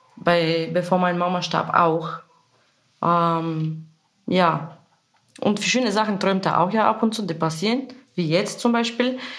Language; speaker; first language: German; non-native, fluent; Bulgarian